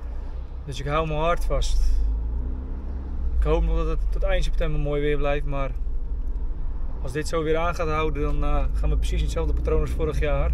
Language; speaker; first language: Dutch; native; Dutch